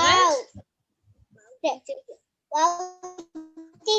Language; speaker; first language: English; non-native, learner; Sinhala